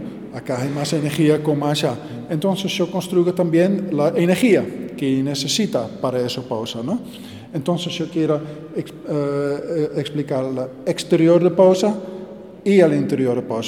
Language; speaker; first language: Spanish; non-native, learner; Dutch